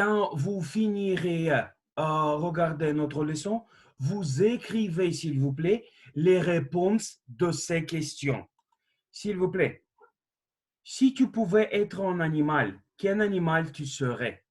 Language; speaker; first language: French; non-native, fluent; Russian